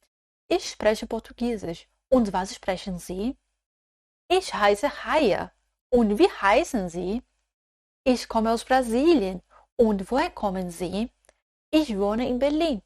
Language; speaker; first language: German; non-native, fluent; Portuguese